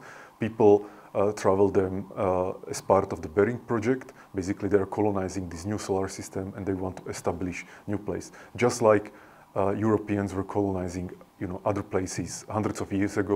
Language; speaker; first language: English; non-native, fluent; Slovak